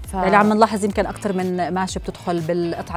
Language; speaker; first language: Arabic; native; Arabic